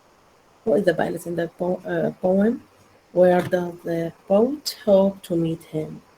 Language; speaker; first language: English; non-native, learner; Arabic